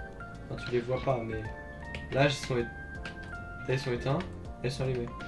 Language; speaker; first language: French; native; French